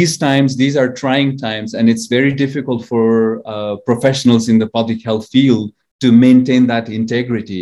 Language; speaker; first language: English; non-native, local second language; Nepali